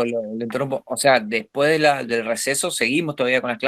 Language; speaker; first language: Spanish; native; Spanish